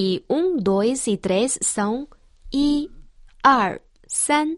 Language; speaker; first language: Portuguese; non-native, fluent; Chinese